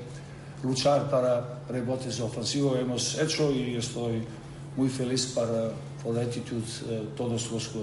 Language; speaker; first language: Spanish; non-native, learner; Serbian